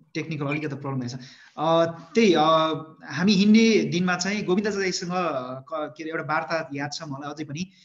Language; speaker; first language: Nepali; native; Nepali